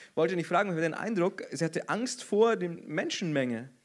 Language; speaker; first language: German; non-native, fluent; Portuguese